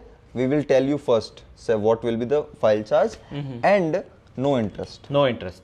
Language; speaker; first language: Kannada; non-native, local second language; Hindi